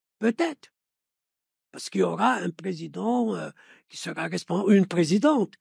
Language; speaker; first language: French; non-native, local second language; Arabic